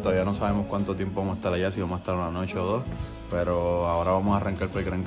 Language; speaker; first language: Spanish; native; Spanish